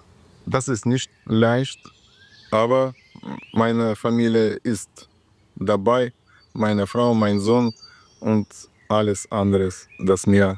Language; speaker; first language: German; non-native, learner; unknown